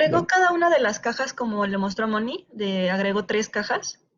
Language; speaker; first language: Spanish; native; Spanish